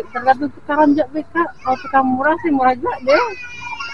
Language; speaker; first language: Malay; non-native, local second language; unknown